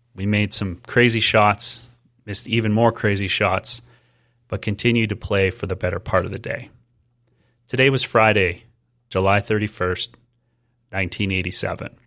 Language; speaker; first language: English; native; English